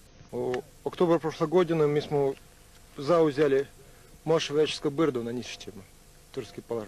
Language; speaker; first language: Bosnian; non-native, learner; Russian